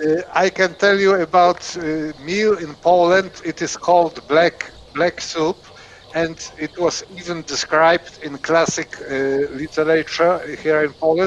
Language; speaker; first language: English; non-native, fluent; Polish